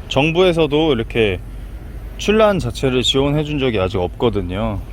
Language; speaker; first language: Korean; native; Korean